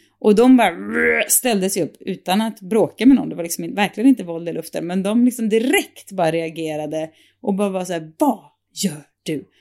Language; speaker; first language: Swedish; native; Swedish